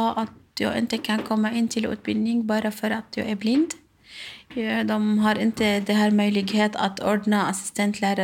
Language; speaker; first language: Swedish; non-native, learner; Arabic